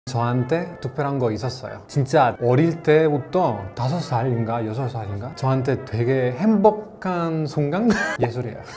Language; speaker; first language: Korean; non-native, fluent; Spanish